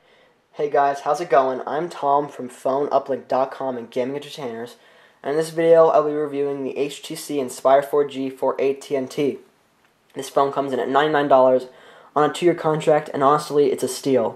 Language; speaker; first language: English; native; English